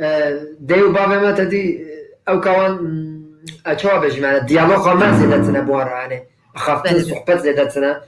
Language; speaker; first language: Kurdish; non-native, local second language; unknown